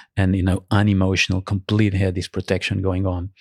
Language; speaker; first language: English; early bilingual, other home language; Portuguese